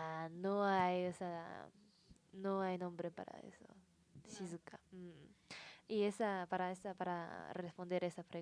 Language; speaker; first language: Spanish; non-native, learner; Japanese